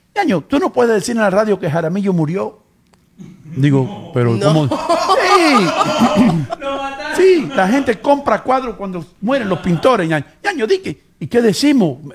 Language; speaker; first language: Spanish; early bilingual, heritage; Spanish